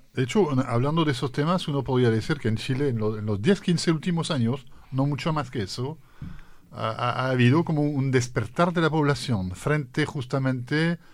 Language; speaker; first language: Spanish; non-native, fluent; French